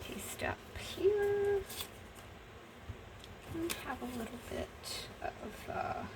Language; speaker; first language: English; native; English